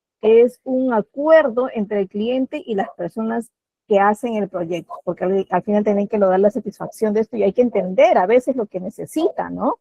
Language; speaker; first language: Spanish; native; Spanish